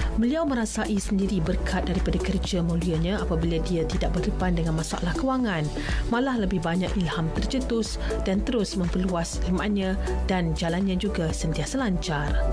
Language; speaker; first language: Malay; native; Malay